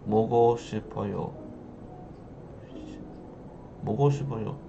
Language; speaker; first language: Korean; non-native, learner; English